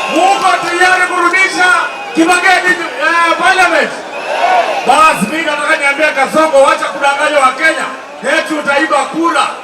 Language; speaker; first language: Swahili; non-native, local second language; Kamba